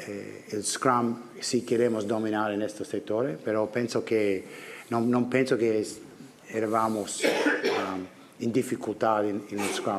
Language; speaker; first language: Spanish; non-native, learner; English